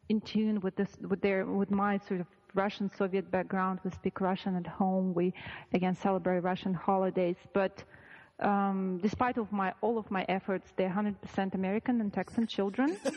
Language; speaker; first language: English; non-native, fluent; Russian